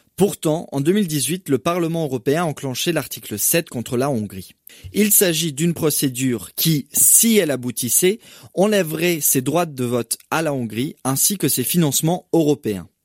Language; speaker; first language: French; native; French